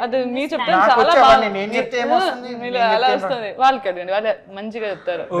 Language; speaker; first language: Telugu; non-native, learner; Malayalam